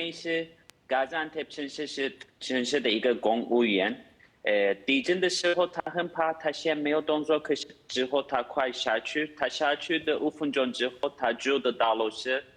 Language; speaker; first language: Chinese; non-native, fluent; Turkish